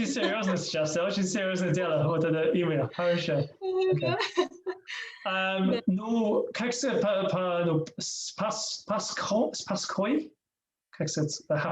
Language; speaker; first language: Russian; non-native, learner; English